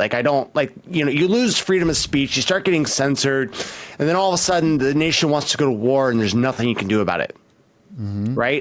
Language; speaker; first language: English; native; English